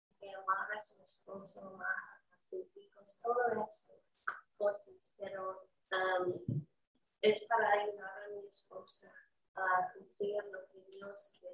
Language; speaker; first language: Spanish; non-native, learner; English